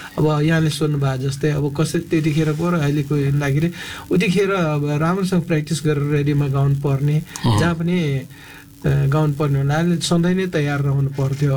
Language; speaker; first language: Nepali; non-native, local second language; Newari